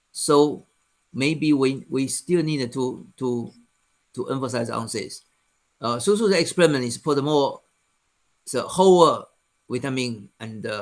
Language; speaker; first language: English; non-native, fluent; Chinese